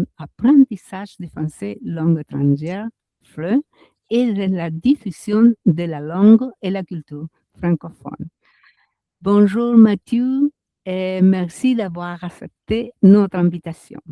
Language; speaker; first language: French; non-native, fluent; Spanish